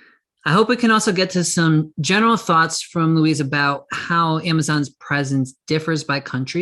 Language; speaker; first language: English; native; English